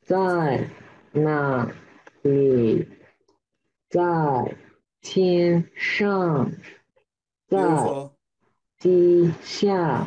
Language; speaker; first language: Chinese; non-native, learner; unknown